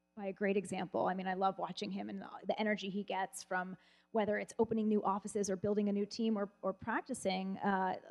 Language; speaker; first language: English; native; English